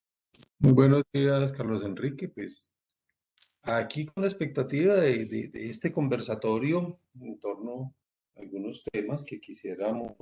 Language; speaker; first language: Spanish; native; Spanish